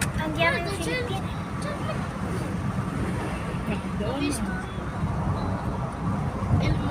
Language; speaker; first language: Italian; early bilingual, other home language; Filipino